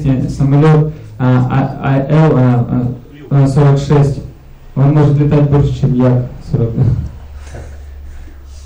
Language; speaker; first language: Russian; native; Russian